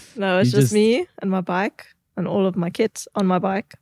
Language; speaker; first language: English; native; English